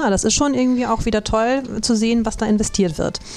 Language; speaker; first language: German; native; German